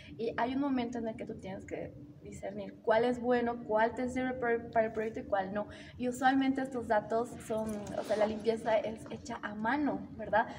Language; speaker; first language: Spanish; native; Spanish